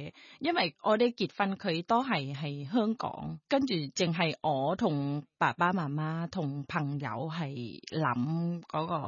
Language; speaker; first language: Cantonese; non-native, learner; Thai